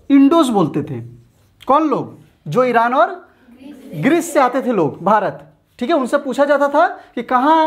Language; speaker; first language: Hindi; native; Hindi